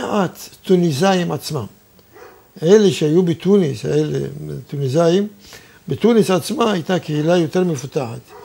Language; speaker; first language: Hebrew; non-native, fluent; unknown